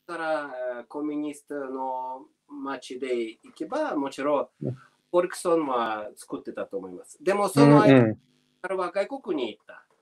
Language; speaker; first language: Japanese; non-native, learner; Russian